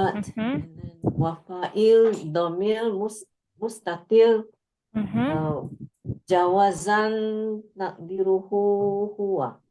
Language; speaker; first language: Arabic; non-native, learner; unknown